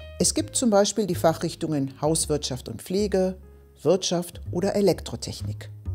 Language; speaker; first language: German; non-native, fluent; Greek